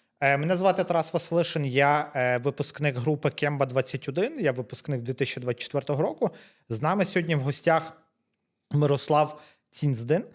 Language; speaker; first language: Ukrainian; native; Ukrainian